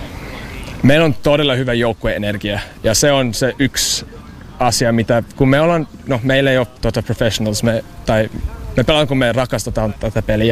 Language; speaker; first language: Finnish; non-native, fluent; English